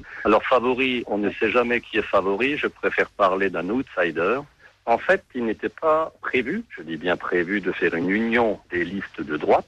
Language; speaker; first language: French; native; French